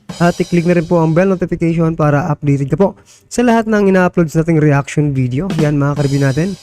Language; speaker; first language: Filipino; non-native, local second language; Waray